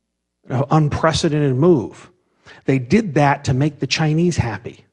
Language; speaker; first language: English; native; English